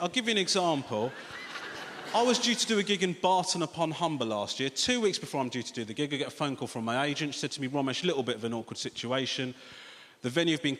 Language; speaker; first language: English; native; English